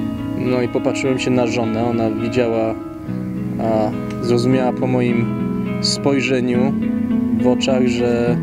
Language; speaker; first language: Polish; early bilingual, heritage; Polish